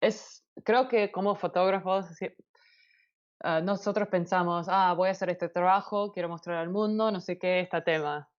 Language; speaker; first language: Spanish; early bilingual, heritage; Spanish